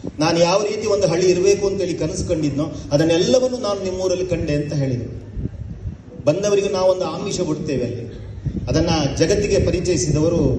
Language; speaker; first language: Kannada; native; Kannada